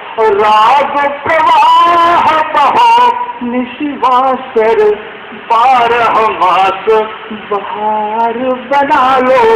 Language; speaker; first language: Hindi; native; Hindi